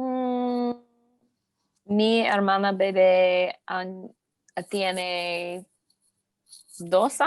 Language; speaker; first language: Spanish; non-native, learner; English